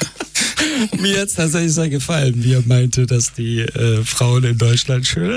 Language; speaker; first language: German; early bilingual, other home language; Persian